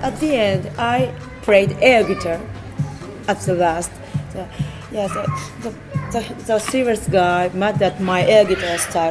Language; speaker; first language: English; non-native, learner; Japanese